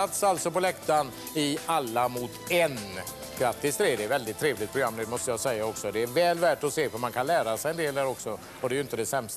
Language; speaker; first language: Swedish; native; Swedish